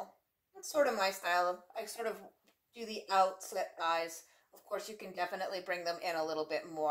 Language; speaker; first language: English; native; English